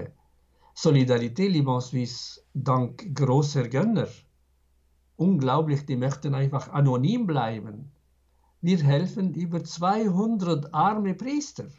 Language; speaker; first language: German; non-native, fluent; Arabic